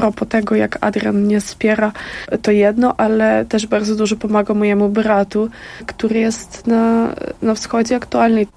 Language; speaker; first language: Polish; non-native, fluent; Ukrainian